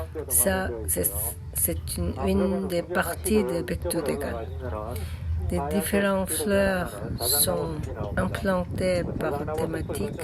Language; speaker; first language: French; non-native, learner; Korean